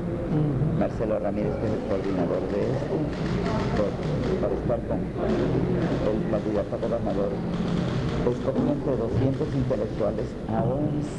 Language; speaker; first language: Spanish; native; Spanish